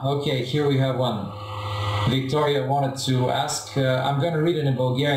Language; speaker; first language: English; non-native, fluent; Bulgarian